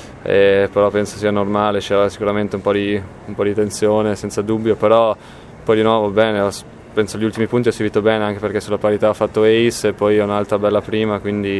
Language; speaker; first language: Italian; non-native, local second language; German